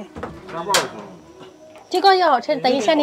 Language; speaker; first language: Chinese; non-native, learner; Indonesian